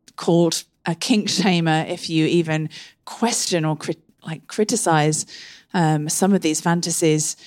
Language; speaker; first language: English; native; English